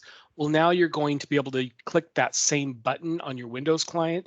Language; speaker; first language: English; native; English